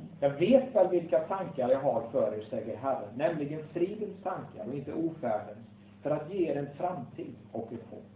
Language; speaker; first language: Swedish; native; Swedish